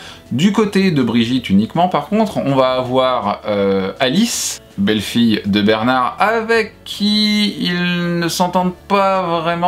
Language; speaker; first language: French; native; French